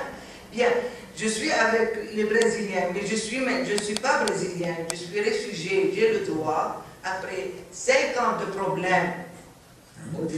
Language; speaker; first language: French; non-native, fluent; Arabic